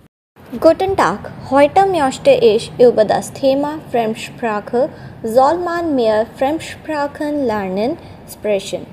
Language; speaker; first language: German; non-native, learner; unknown